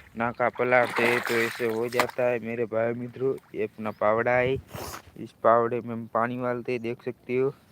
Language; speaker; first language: Hindi; non-native, local second language; Gujarati